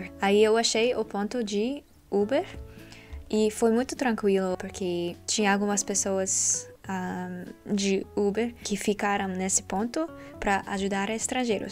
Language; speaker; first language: Portuguese; non-native, learner; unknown